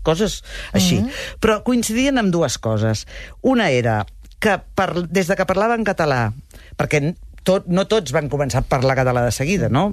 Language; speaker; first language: Catalan; native; Catalan